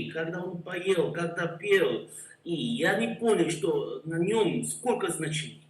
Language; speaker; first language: Russian; non-native, learner; Korean